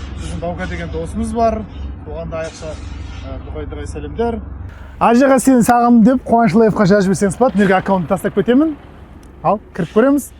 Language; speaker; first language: Kazakh; native; Kazakh